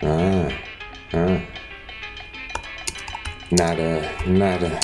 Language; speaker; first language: Spanish; non-native, learner; English